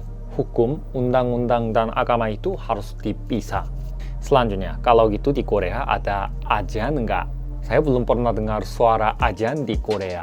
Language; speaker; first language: Indonesian; non-native, fluent; Korean